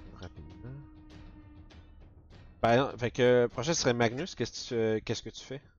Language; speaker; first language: French; native; French